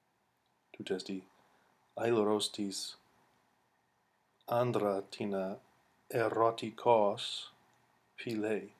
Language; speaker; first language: Greek; non-native, fluent; English